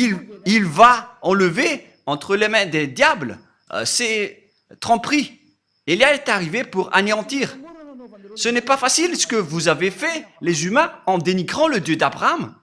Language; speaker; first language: French; non-native, local second language; Malagasy